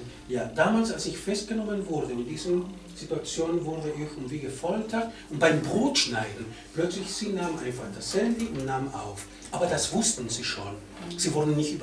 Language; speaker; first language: German; non-native, fluent; Spanish